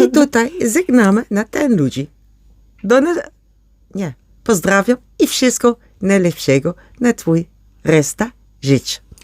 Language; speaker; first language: Polish; non-native, learner; Dutch